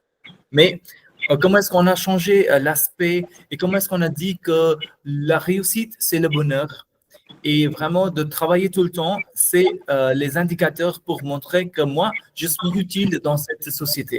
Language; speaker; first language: French; non-native, fluent; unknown